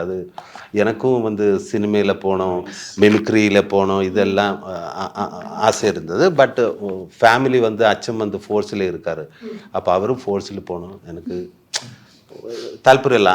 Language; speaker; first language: Tamil; non-native, learner; Malayalam